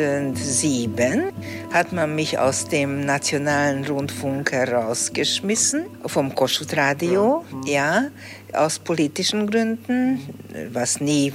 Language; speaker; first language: German; early bilingual, heritage; Hungarian